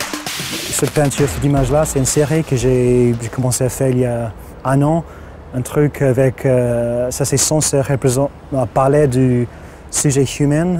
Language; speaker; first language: French; non-native, fluent; English